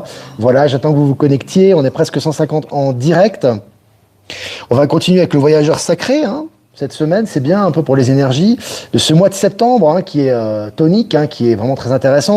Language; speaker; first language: French; native; French